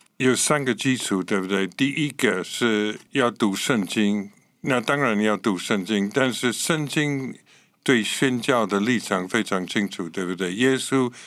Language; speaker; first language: Chinese; non-native, fluent; English